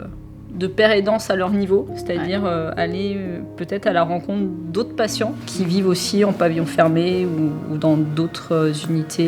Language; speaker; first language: French; native; French